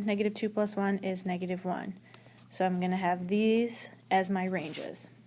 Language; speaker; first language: English; native; English